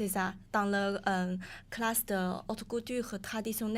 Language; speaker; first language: French; non-native, learner; Chinese